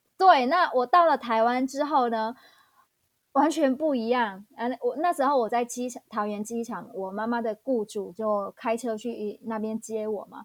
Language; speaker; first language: Chinese; non-native, fluent; Vietnamese